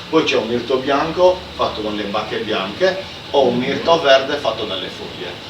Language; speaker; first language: Italian; native; Italian